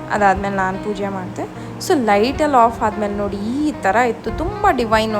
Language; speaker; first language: Kannada; non-native, local second language; Malayalam